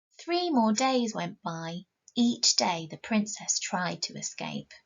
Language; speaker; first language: English; native; English